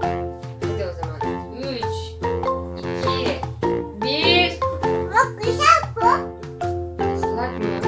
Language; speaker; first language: Turkish; native; Turkish